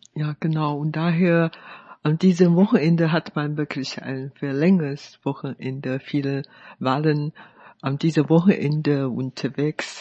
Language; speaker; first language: German; non-native, fluent; Chinese